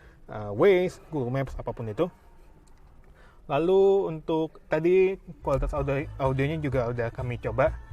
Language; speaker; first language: Indonesian; native; Indonesian